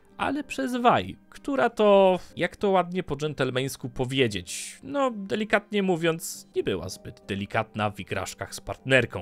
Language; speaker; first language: Polish; native; Polish